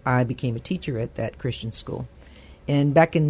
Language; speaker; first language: English; early bilingual, other home language; Spanish